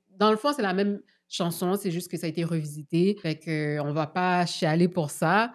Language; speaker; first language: French; native; French